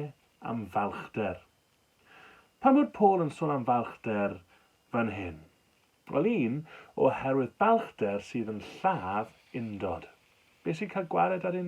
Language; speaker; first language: Welsh; native; Welsh